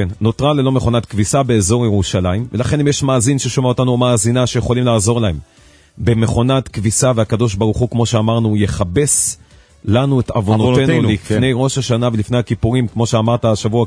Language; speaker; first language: Hebrew; native; Hebrew